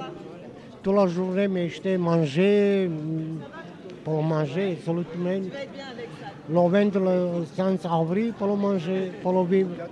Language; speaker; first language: French; non-native, learner; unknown